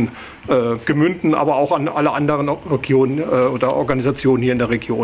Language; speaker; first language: German; native; German